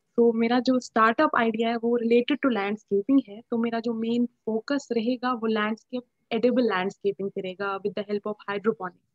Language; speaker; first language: Hindi; native; Hindi